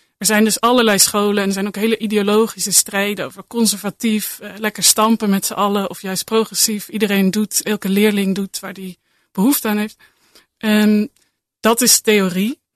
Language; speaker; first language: Dutch; native; Dutch